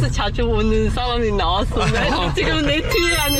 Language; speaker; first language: Korean; non-native, learner; Chinese